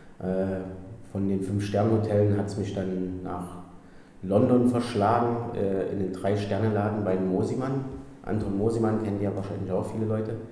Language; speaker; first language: German; native; German